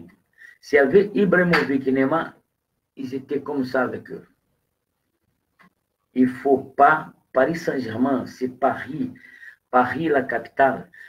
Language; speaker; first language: French; non-native, fluent; Portuguese